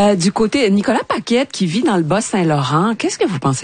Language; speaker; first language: French; native; French